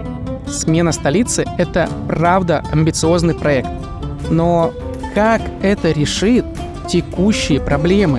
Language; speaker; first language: Russian; native; Russian